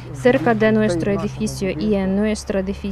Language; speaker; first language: Spanish; non-native, learner; Ukrainian